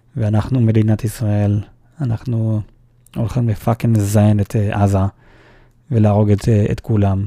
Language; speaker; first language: Hebrew; native; Hebrew